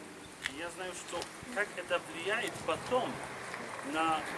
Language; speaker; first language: Russian; non-native, fluent; Polish